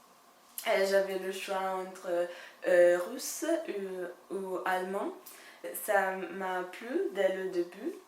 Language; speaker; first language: French; non-native, fluent; Italian